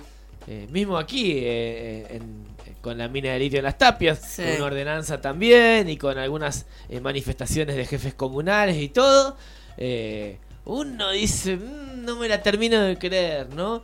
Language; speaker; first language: Spanish; native; Spanish